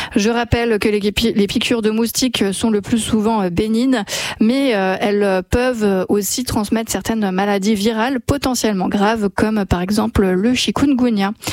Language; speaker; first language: French; native; French